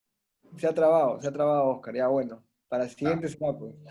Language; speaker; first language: Spanish; native; Spanish